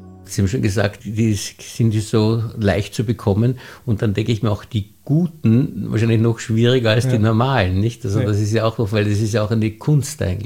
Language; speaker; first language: German; native; German